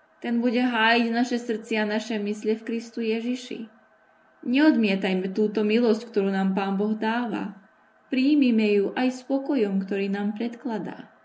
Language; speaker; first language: Slovak; early bilingual, heritage; Slovak